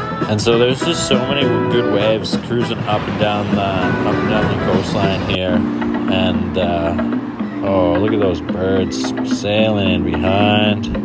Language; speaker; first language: English; native; English